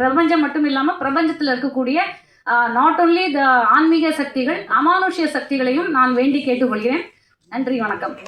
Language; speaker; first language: Tamil; native; Tamil